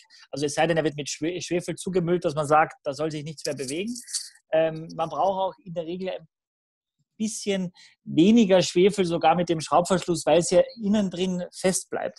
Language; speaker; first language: German; native; German